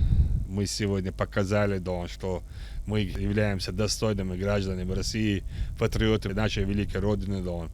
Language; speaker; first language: Russian; non-native, local second language; Chechen